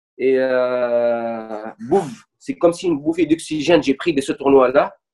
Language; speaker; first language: French; non-native, local second language; Arabic